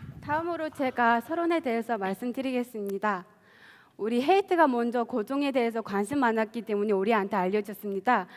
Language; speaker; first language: Korean; non-native, fluent; Mongolian